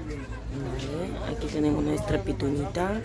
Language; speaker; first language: Spanish; non-native, fluent; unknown